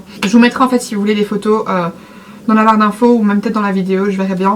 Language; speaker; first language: French; native; French